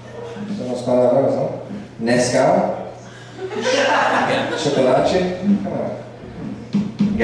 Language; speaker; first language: Portuguese; non-native, learner; English